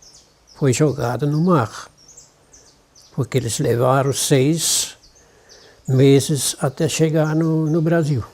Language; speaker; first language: Portuguese; non-native, local second language; German